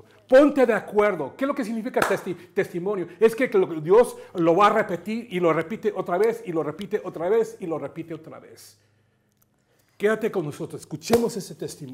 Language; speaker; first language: Spanish; native; Spanish